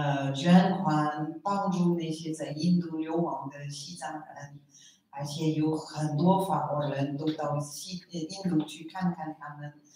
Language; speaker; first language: Chinese; non-native, fluent; French